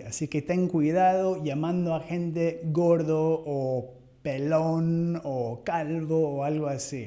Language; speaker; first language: Spanish; non-native, fluent; English